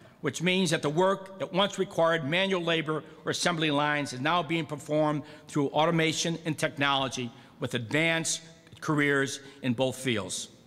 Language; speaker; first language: English; native; English